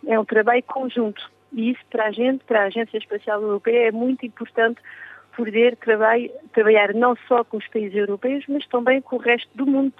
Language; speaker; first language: Portuguese; native; Portuguese